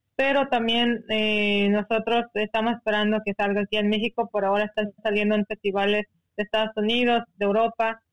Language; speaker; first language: Spanish; non-native, local second language; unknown